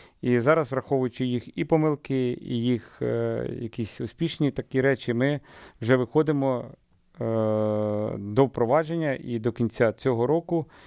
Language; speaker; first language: Ukrainian; native; Ukrainian